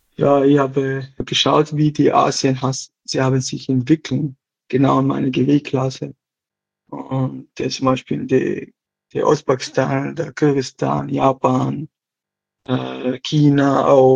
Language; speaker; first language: German; non-native, learner; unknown